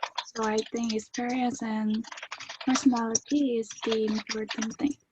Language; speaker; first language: English; non-native, learner; Korean